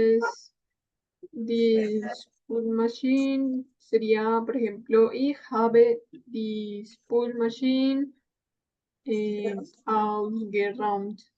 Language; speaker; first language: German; non-native, learner; Spanish